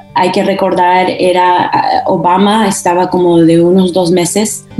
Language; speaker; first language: Spanish; early bilingual, heritage; Spanish